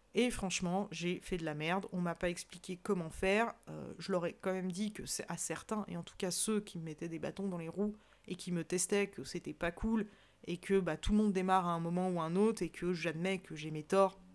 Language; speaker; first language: French; native; French